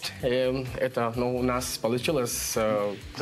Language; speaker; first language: Russian; non-native, learner; English